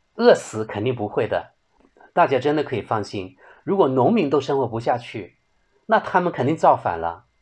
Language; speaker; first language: Chinese; native; Chinese